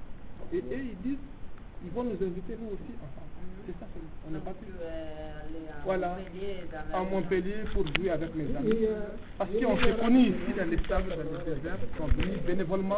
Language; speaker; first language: French; non-native, local second language; Tamasheq